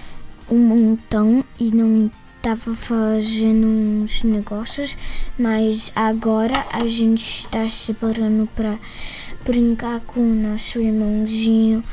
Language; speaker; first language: Portuguese; early bilingual, heritage; Portuguese